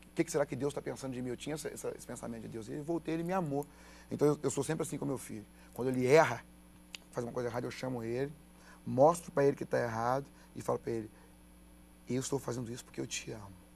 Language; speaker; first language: Portuguese; native; Portuguese